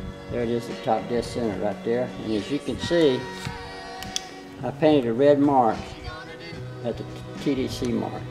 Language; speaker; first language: English; native; English